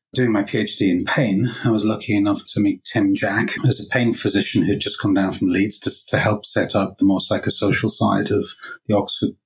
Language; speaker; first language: English; native; English